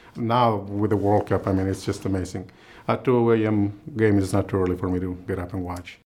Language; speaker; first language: English; non-native, fluent; Spanish